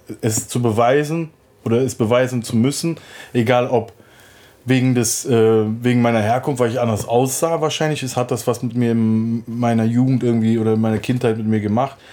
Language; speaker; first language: German; early bilingual, other home language; Turkish